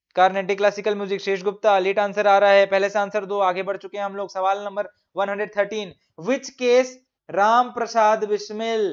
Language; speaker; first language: Hindi; native; Hindi